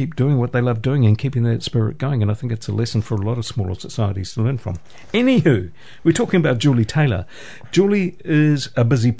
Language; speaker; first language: English; native; English